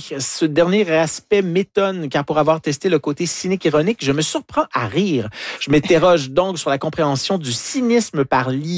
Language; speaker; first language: French; native; French